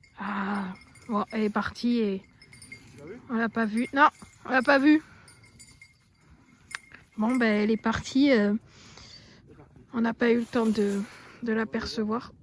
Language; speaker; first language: French; native; French